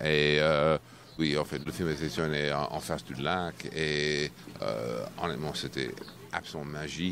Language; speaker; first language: French; non-native, fluent; English